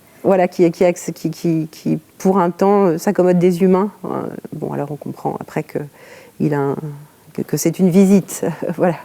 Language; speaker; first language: French; native; French